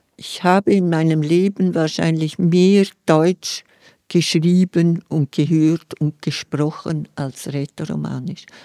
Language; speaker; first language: German; non-native, local second language; Romansh